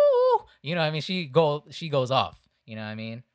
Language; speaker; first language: English; native; English